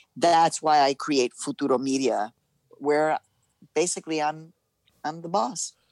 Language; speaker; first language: English; early bilingual, other home language; Spanish